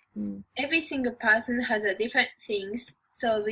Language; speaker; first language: English; non-native, learner; Japanese